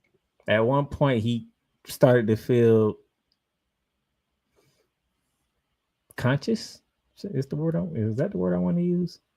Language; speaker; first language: English; native; English